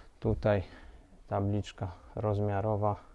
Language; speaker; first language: Polish; native; Polish